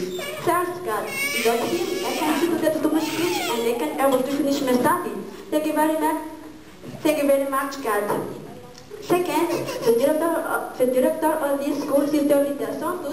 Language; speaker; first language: English; non-native, learner; Malagasy